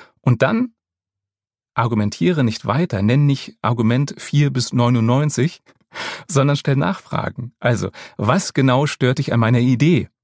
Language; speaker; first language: German; native; German